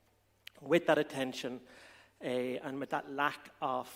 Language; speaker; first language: English; native; English